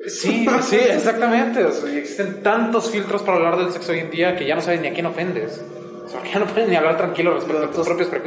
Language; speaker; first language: Spanish; native; Spanish